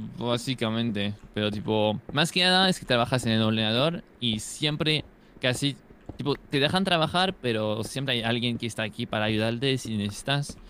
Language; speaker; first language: Spanish; non-native, fluent; French